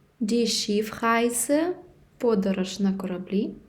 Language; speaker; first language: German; non-native, fluent; Ukrainian